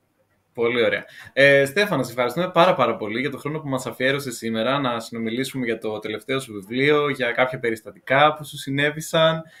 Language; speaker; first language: Greek; native; Greek